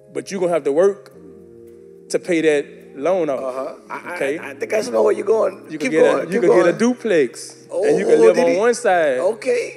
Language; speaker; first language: English; native; English